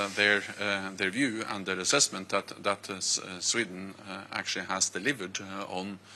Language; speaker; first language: English; non-native, fluent; Norwegian